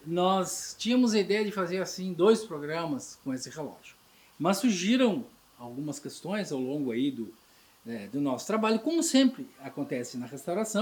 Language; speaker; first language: Portuguese; native; Portuguese